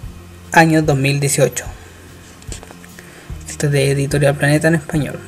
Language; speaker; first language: Spanish; native; Spanish